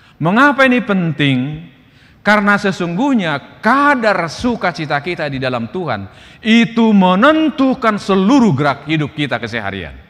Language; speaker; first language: Indonesian; non-native, local second language; Batak Toba